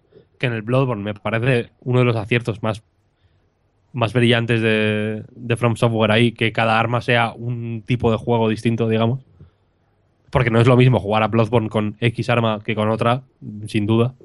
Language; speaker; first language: Spanish; native; Spanish